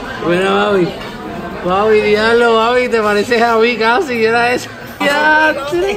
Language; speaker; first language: Spanish; native; Spanish